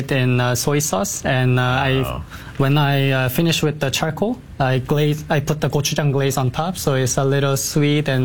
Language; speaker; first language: English; non-native, fluent; Korean